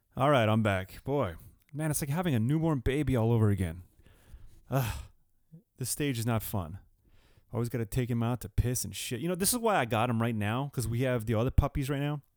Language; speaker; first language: English; early bilingual, other home language; Spanish